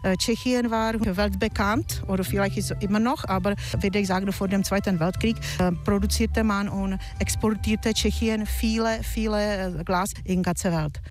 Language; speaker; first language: German; non-native, fluent; Czech